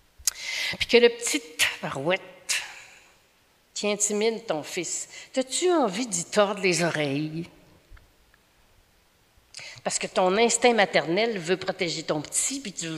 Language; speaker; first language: French; native; French